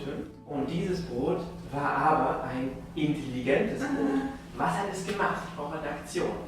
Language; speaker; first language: German; native; German